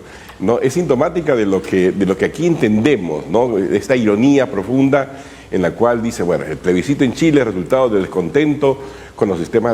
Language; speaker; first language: Spanish; native; Spanish